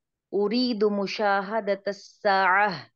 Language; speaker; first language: Arabic; non-native, learner; Urdu